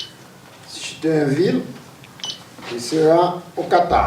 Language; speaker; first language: French; non-native, learner; Arabic